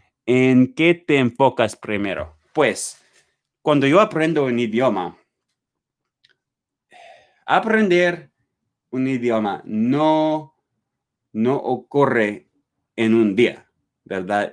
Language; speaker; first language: Spanish; non-native, learner; English